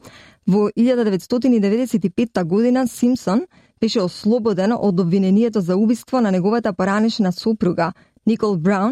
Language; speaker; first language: Macedonian; native; Macedonian